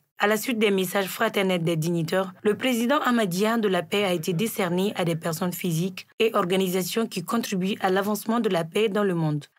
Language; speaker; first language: French; non-native, local second language; Bambara